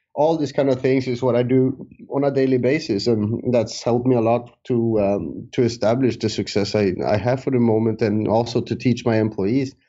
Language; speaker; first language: English; early bilingual, other home language; Spanish